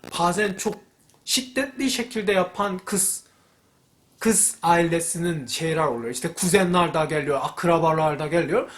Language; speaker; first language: Turkish; non-native, fluent; Korean